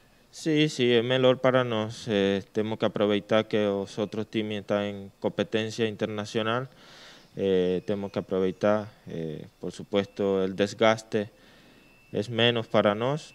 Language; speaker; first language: Portuguese; non-native, learner; Spanish